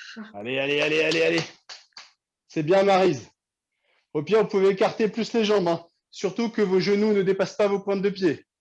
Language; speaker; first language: French; native; French